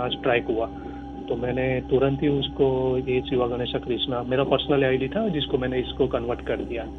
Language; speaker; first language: Hindi; non-native, local second language; Gujarati